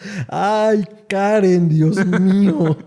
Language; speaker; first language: Spanish; native; Spanish